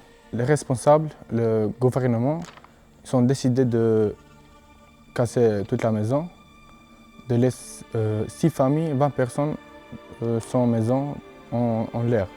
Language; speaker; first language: French; non-native, learner; Albanian